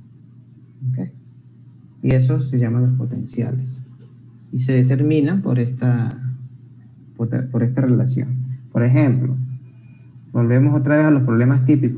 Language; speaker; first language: Spanish; native; Spanish